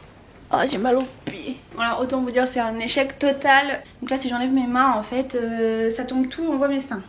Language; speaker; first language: French; native; French